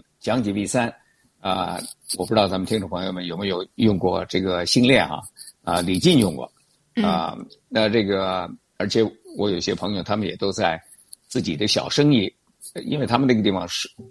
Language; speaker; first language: Chinese; native; Chinese